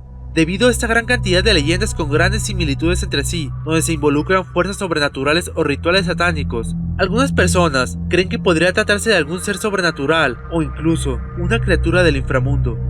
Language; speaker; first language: Spanish; native; Spanish